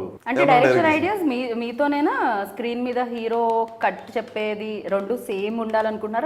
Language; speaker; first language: Telugu; native; Telugu